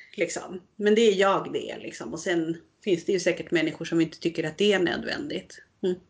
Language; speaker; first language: Swedish; early bilingual, other home language; Spanish